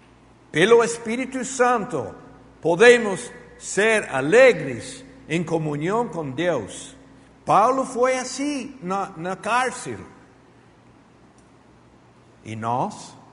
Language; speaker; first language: Portuguese; non-native, fluent; Spanish